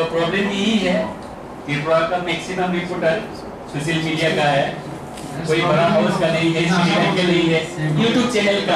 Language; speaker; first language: Hindi; non-native, local second language; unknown